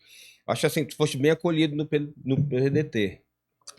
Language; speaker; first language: Portuguese; native; Portuguese